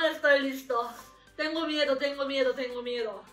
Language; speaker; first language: Spanish; non-native, learner; Japanese